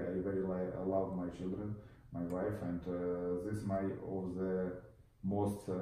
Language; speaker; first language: English; non-native, learner; Russian